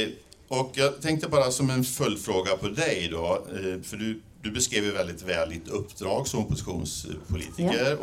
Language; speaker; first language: Swedish; native; Swedish